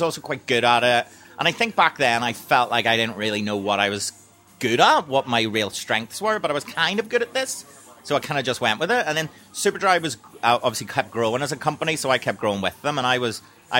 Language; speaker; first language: English; native; English